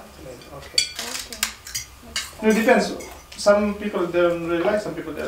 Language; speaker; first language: English; non-native, fluent; Indonesian